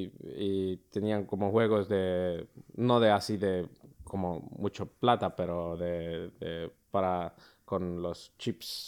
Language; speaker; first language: Spanish; early bilingual, other home language; Finnish